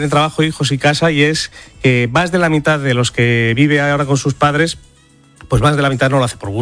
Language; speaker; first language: Spanish; native; Spanish